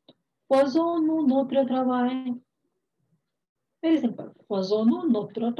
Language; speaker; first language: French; non-native, fluent; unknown